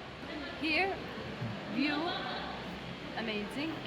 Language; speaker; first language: English; non-native, learner; Arabic